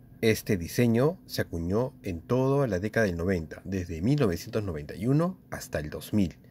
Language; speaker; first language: Spanish; native; Spanish